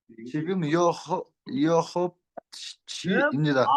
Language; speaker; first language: Korean; non-native, learner; Kyrgyz